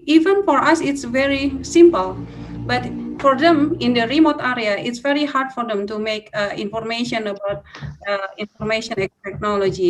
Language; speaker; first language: English; non-native, fluent; Indonesian